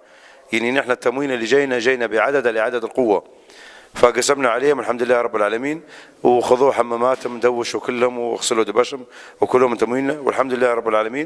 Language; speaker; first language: Arabic; native; Arabic